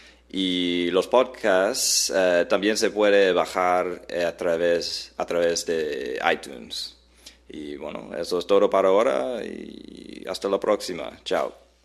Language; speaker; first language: Spanish; non-native, fluent; English